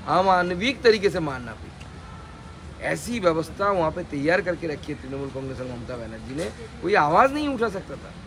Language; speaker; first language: Hindi; non-native, local second language; Bangla